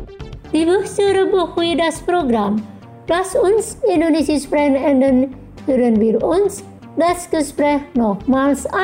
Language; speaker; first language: German; non-native, fluent; Indonesian